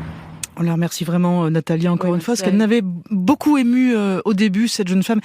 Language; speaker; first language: French; native; French